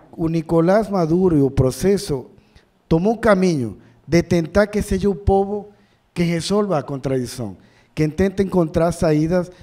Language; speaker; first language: Portuguese; non-native, learner; Spanish